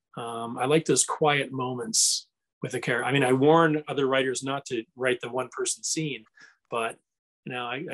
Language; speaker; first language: English; native; English